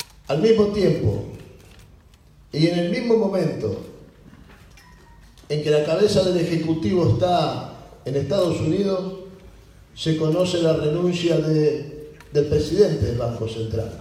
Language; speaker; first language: Spanish; native; Spanish